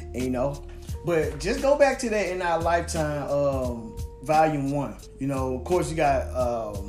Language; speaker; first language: English; native; English